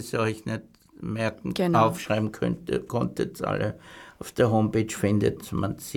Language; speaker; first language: German; native; German